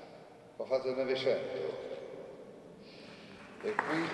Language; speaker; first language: Italian; non-native, fluent; French